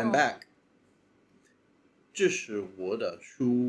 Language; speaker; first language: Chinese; non-native, learner; English